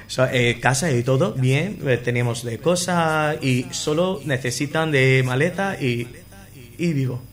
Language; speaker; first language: Spanish; non-native, learner; English